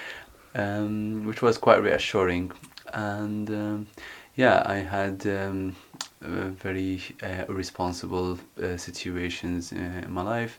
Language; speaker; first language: English; non-native, fluent; Arabic